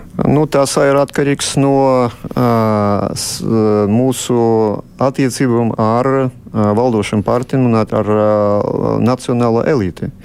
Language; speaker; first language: Latvian; non-native, local second language; Russian